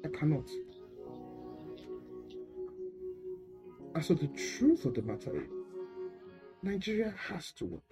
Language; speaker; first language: English; non-native, local second language; Yoruba